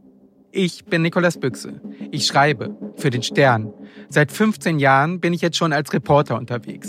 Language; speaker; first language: German; native; German